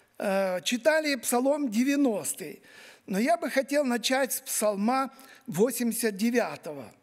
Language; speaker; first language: Russian; native; Russian